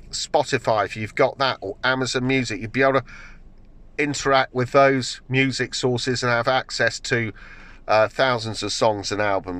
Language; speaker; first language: English; native; English